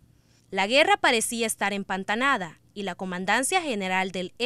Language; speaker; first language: Spanish; native; Spanish